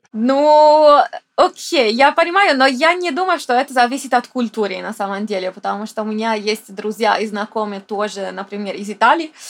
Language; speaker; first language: Russian; non-native, fluent; Italian